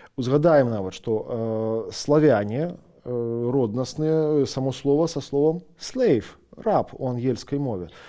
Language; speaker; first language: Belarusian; non-native, local second language; Russian